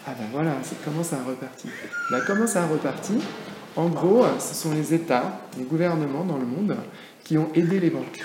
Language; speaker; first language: French; native; French